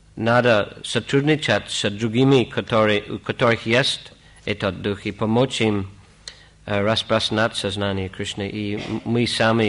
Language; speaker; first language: Russian; non-native, fluent; English